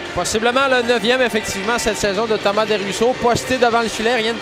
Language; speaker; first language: French; native; French